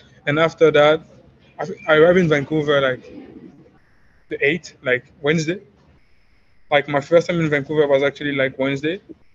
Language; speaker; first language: English; non-native, fluent; French